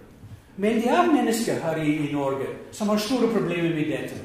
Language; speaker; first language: Norwegian; non-native, fluent; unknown